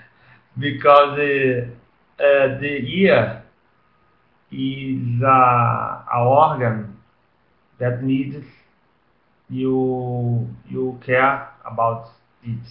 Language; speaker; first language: English; non-native, learner; Portuguese